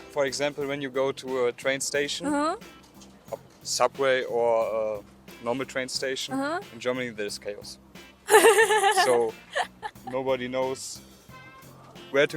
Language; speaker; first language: English; non-native, learner; German